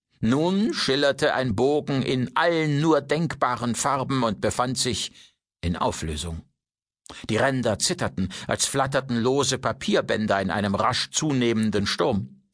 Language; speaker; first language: German; native; German